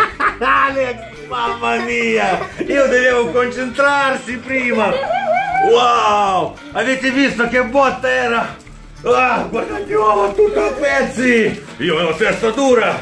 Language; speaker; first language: Italian; non-native, fluent; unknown